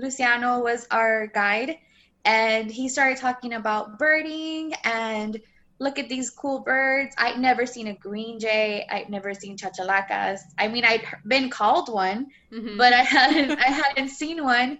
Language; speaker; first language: English; native; English